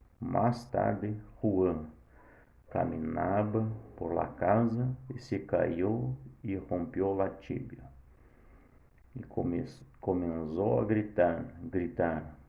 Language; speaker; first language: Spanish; non-native, learner; Portuguese